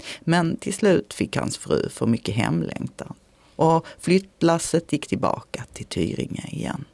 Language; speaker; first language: Swedish; native; Swedish